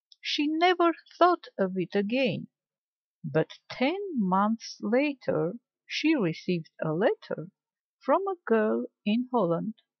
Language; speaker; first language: English; non-native, fluent; Armenian